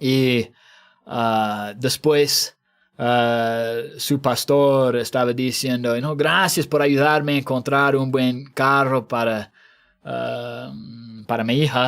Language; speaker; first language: Spanish; non-native, fluent; English